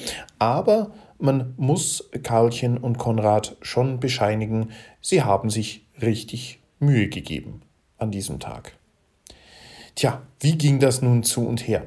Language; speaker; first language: German; native; German